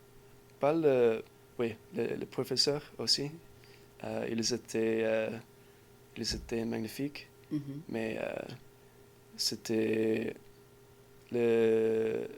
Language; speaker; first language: French; non-native, learner; English